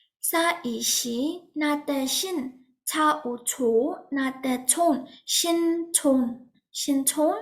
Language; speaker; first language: Korean; non-native, fluent; Burmese